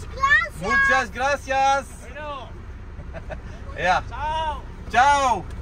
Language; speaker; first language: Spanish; non-native, learner; French